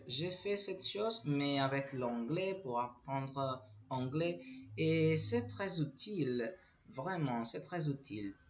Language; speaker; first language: French; non-native, learner; Spanish